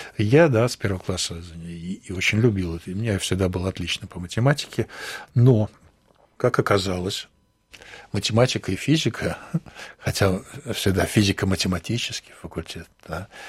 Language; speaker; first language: Russian; native; Russian